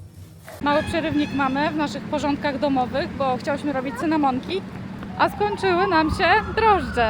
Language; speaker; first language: Polish; native; Polish